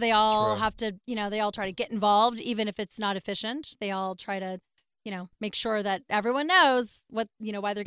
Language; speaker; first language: English; native; English